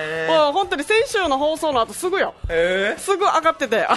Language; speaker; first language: Japanese; native; Japanese